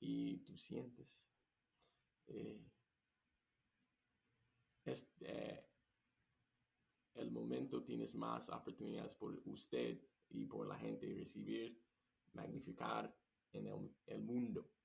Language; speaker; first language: Spanish; non-native, learner; English